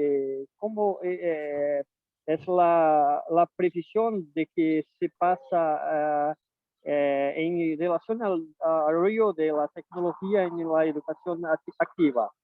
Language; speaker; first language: Spanish; non-native, learner; Portuguese